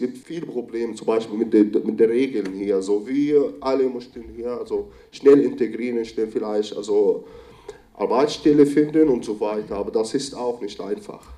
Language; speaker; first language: German; non-native, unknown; Arabic